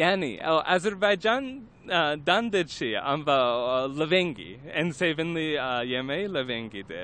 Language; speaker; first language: Turkish; non-native, learner; English